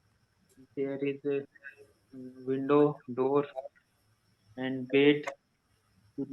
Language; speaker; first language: English; non-native, learner; Hindi